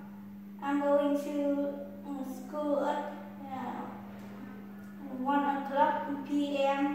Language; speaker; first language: English; non-native, learner; Vietnamese